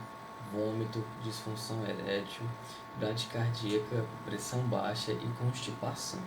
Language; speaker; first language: Portuguese; native; Portuguese